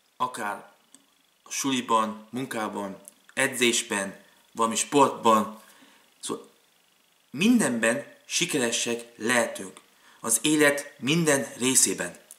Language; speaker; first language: Hungarian; early bilingual, other home language; German